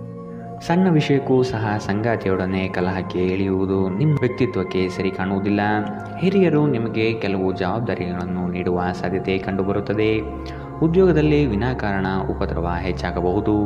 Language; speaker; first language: Kannada; native; Kannada